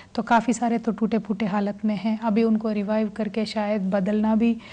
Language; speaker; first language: Hindi; non-native, local second language; Telugu